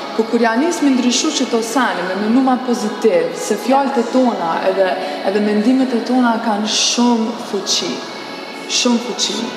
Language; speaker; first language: Albanian; early bilingual, heritage; Albanian